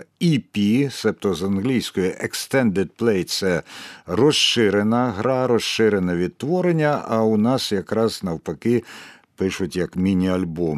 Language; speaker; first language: Ukrainian; native; Ukrainian